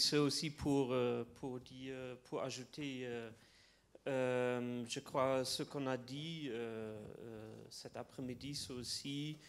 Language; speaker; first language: French; non-native, fluent; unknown